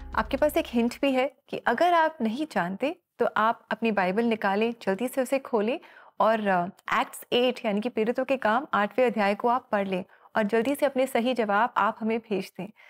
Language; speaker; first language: Hindi; native; Hindi